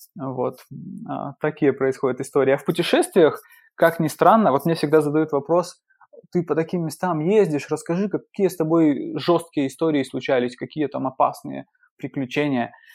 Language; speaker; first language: Russian; native; Russian